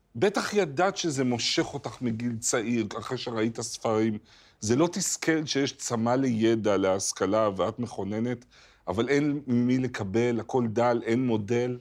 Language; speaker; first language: Hebrew; native; Hebrew